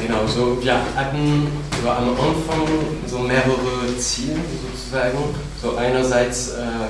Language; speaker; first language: German; non-native, fluent; French